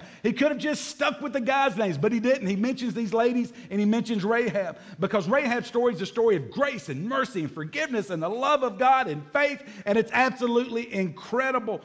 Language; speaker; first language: English; native; English